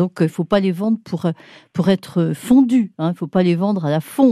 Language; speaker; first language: French; native; French